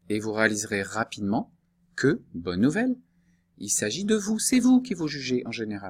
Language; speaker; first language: French; native; French